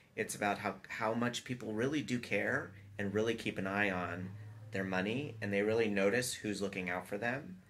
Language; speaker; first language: English; native; English